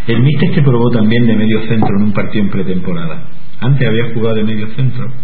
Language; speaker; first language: Spanish; native; Spanish